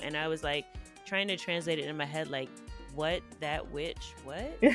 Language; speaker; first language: English; native; English